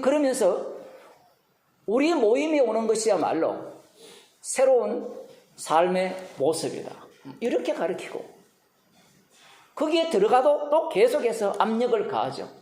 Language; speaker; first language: Korean; native; Korean